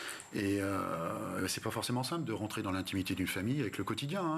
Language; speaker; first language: French; native; French